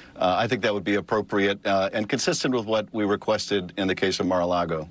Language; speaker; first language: English; native; English